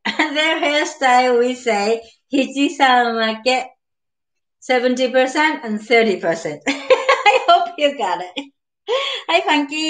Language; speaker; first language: English; non-native, learner; Japanese